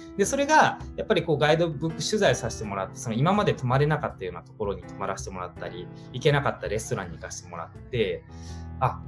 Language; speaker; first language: Japanese; native; Japanese